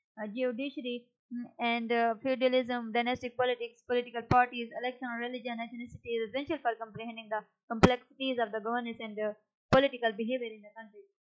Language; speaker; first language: English; non-native, local second language; Urdu